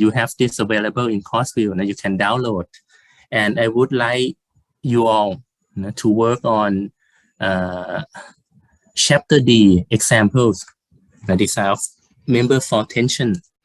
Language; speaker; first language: English; non-native, fluent; Thai